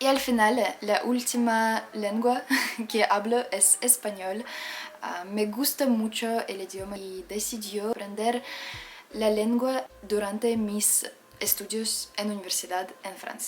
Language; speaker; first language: Spanish; non-native, learner; Russian